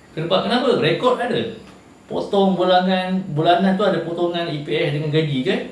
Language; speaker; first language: Malay; native; Malay